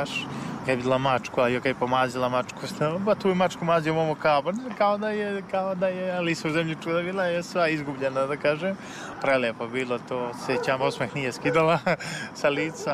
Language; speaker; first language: Serbian; native; Serbian